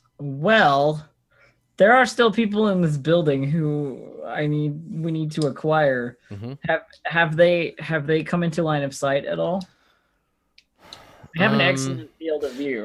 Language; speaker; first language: English; native; English